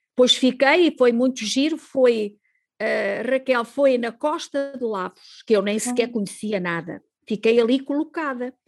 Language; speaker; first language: Portuguese; native; Portuguese